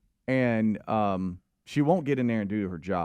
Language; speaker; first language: English; native; English